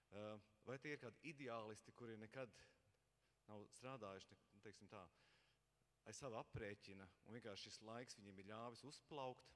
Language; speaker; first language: Latvian; native; Latvian